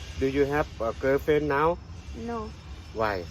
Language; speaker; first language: English; non-native, learner; Thai